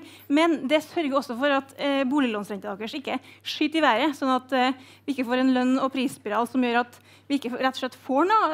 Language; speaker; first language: Norwegian; native; Norwegian